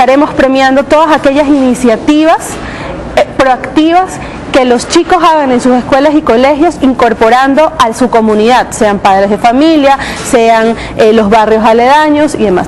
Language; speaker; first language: Spanish; native; Spanish